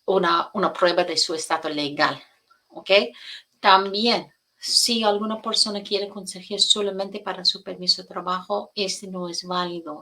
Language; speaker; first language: Spanish; non-native, fluent; English